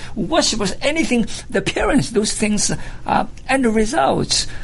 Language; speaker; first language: English; non-native, fluent; Chinese